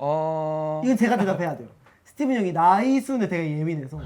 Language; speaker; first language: Korean; native; Korean